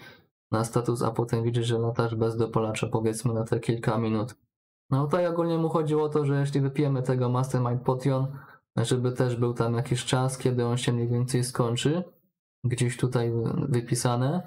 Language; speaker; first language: Polish; native; Polish